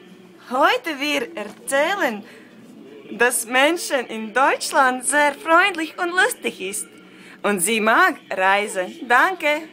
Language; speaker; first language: German; non-native, learner; Latvian